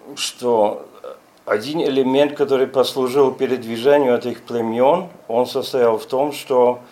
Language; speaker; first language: Russian; non-native, fluent; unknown